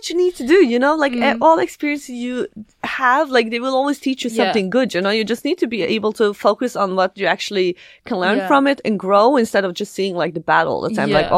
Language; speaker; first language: English; non-native, fluent; Swedish